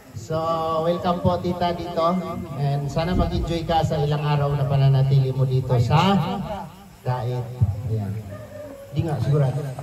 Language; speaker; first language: Filipino; non-native, local second language; Cebuano